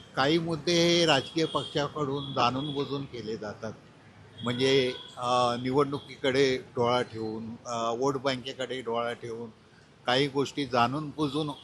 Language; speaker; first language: Marathi; native; Marathi